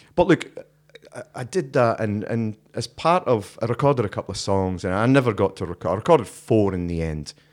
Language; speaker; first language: English; native; English